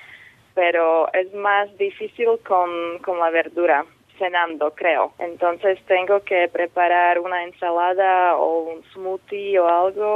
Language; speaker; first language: Spanish; non-native, fluent; Slovak